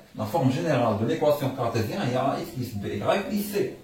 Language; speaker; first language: French; non-native, local second language; Arabic